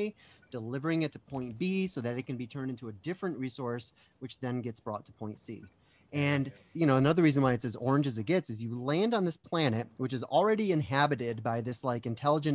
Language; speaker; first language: English; native; English